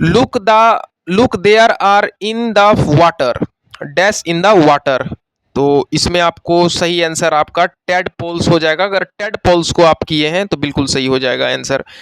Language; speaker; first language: Hindi; native; Hindi